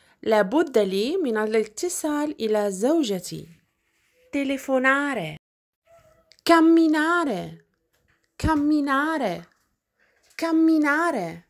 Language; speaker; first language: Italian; non-native, fluent; Arabic